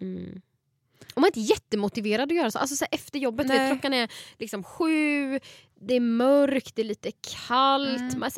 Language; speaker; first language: Swedish; native; Swedish